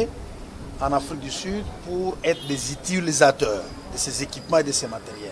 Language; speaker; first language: French; non-native, local second language; Lingala